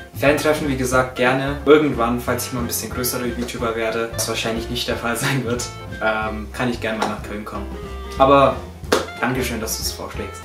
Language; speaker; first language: German; early bilingual, other home language; Turkish